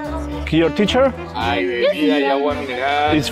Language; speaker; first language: English; non-native, learner; Georgian